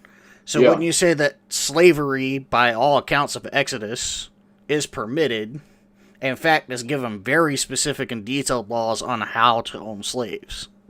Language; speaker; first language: English; native; English